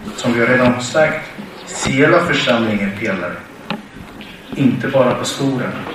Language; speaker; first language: Swedish; non-native, fluent; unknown